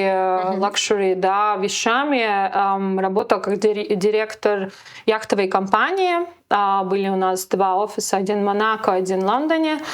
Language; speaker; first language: Russian; non-native, local second language; Latvian